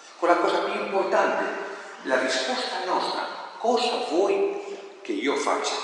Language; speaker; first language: Italian; non-native, fluent; Spanish